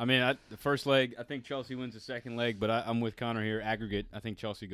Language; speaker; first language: English; native; English